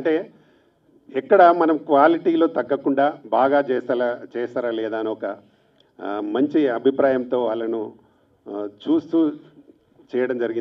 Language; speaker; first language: Telugu; native; Telugu